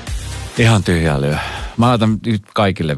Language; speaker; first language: Finnish; native; Finnish